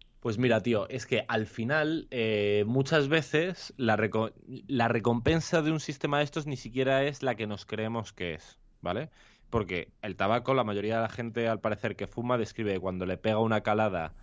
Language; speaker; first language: Spanish; native; Spanish